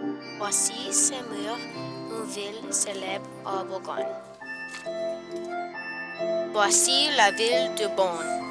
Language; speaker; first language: French; non-native, learner; English